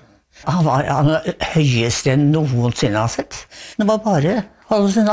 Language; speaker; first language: Norwegian; native; Norwegian